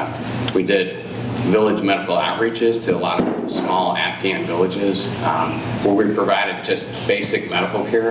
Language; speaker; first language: English; native; English